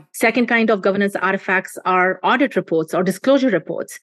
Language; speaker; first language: English; non-native, local second language; Hindi